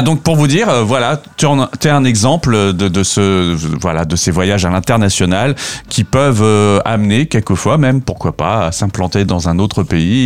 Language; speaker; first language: French; native; French